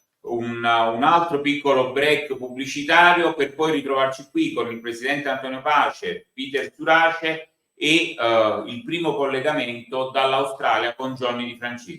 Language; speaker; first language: Italian; native; Italian